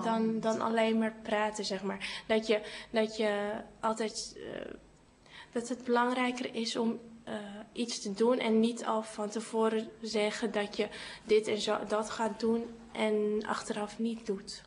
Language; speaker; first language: Dutch; early bilingual, other home language; Cantonese